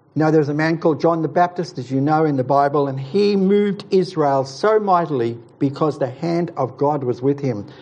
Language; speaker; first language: English; native; English